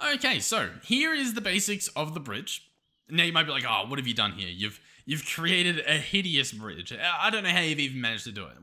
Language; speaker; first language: English; native; English